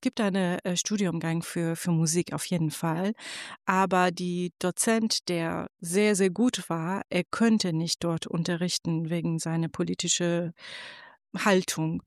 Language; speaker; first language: German; non-native, fluent; Persian